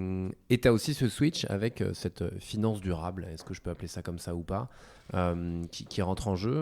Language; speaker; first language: French; native; French